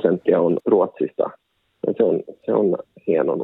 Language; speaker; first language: Finnish; non-native, local second language; Swedish